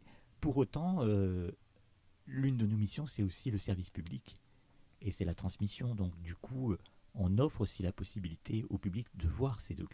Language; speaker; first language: French; native; French